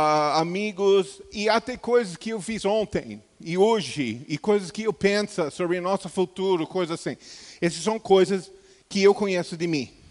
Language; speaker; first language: Portuguese; non-native, fluent; English